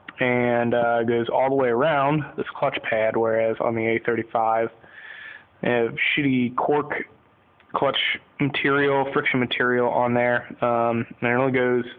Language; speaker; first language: English; native; English